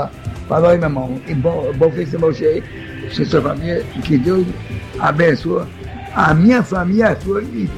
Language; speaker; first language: Portuguese; native; Portuguese